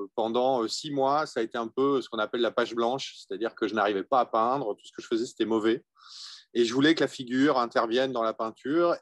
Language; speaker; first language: French; native; French